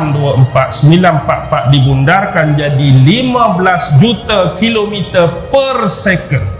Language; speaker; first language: Malay; native; Malay